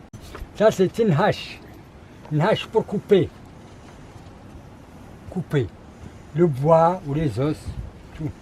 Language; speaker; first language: French; non-native, learner; Arabic